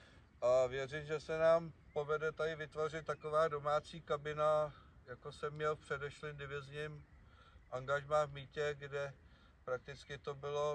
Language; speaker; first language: Czech; native; Czech